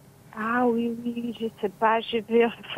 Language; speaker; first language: French; early bilingual, other home language; Portuguese